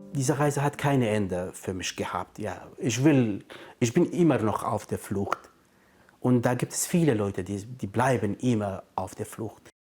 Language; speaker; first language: German; non-native, fluent; Kurdish